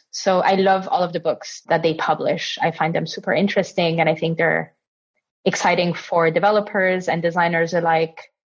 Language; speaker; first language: English; non-native, fluent; Italian